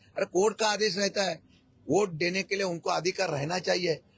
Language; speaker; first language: Hindi; non-native, local second language; Marathi